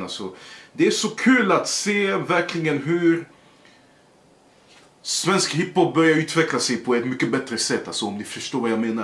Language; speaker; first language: Swedish; early bilingual, other home language; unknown